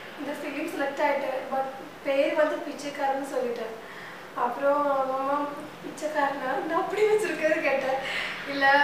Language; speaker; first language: Tamil; non-native, learner; Malayalam